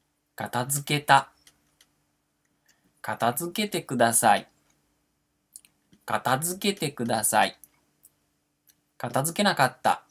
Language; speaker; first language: Japanese; non-native, fluent; Portuguese